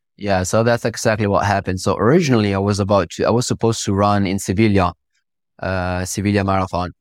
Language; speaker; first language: English; non-native, fluent; Italian